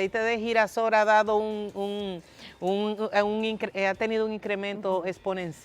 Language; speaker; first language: Spanish; native; Spanish